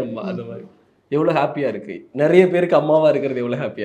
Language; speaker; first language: Tamil; native; Tamil